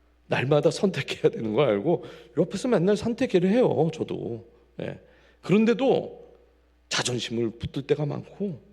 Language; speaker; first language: Korean; native; Korean